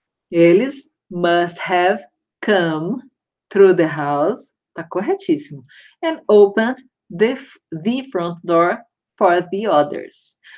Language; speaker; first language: English; non-native, fluent; Portuguese